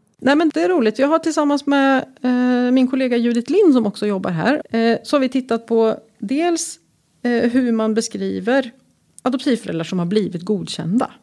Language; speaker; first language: Swedish; native; Swedish